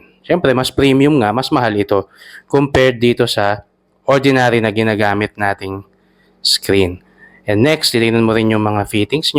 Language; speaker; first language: Filipino; native; Filipino